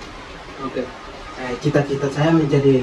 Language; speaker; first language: Indonesian; non-native, local second language; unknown